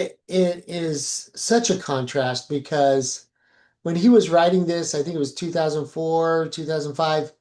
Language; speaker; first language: English; native; English